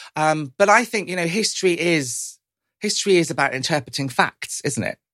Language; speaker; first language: English; native; English